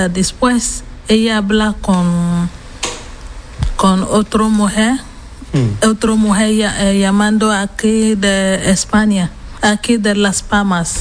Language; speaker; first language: Spanish; non-native, learner; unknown